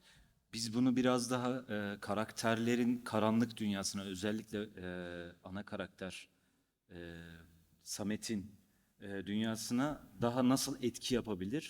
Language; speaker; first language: Turkish; native; Turkish